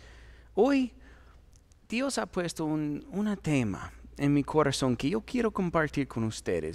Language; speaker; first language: Spanish; non-native, fluent; English